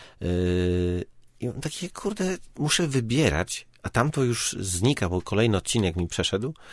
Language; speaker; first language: Polish; native; Polish